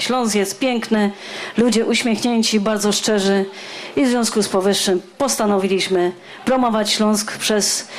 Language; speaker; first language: Polish; native; Polish